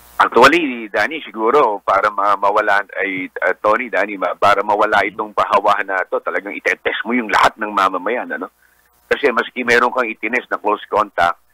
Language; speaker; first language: Filipino; native; Filipino